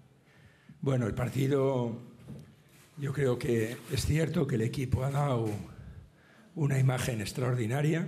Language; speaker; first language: Spanish; native; Spanish